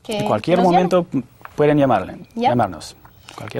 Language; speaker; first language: Spanish; non-native, fluent; English